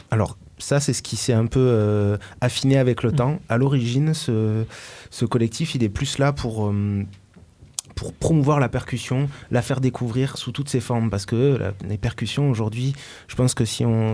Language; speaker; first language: French; native; French